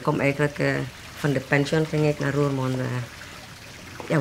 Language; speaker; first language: Dutch; early bilingual, other home language; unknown